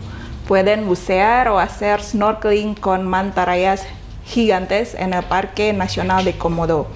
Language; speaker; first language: Spanish; non-native, fluent; Indonesian